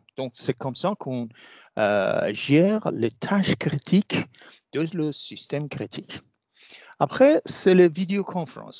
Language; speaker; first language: French; non-native, fluent; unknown